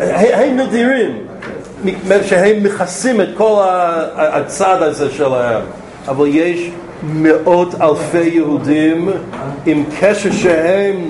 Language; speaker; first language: Hebrew; non-native, fluent; English